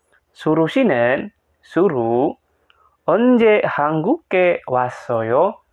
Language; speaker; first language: Korean; non-native, fluent; Indonesian